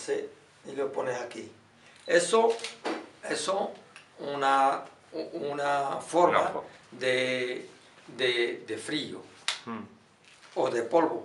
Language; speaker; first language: Spanish; non-native, learner; Arabic